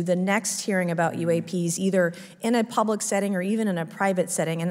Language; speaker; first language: English; native; English